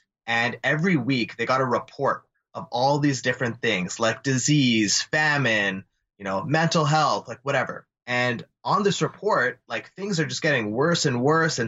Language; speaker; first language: English; native; English